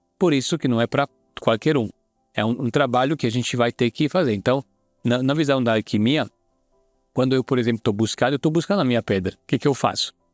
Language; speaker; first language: Portuguese; non-native, fluent; Italian